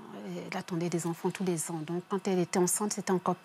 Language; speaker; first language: French; early bilingual, other home language; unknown